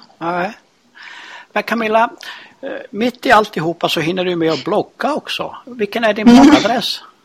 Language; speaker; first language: Swedish; native; Swedish